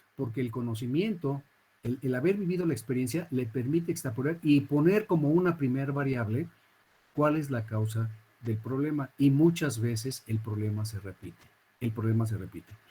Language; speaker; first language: Spanish; native; Spanish